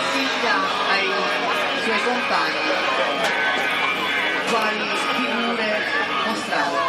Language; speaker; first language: Italian; native; Italian